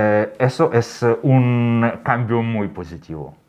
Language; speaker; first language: Spanish; non-native, fluent; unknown